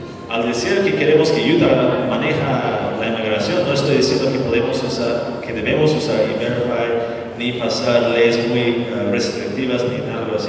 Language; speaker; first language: Spanish; non-native, fluent; English